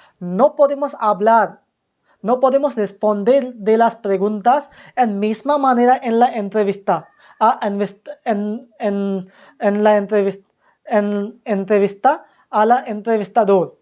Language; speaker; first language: Spanish; non-native, fluent; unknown